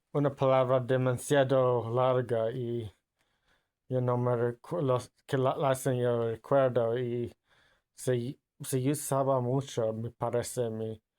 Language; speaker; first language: Spanish; non-native, learner; English